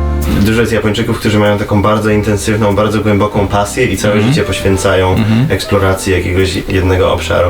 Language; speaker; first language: Polish; native; Polish